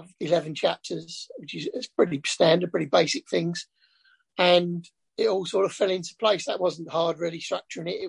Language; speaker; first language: English; native; English